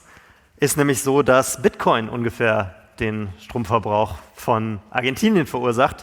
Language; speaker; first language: German; native; German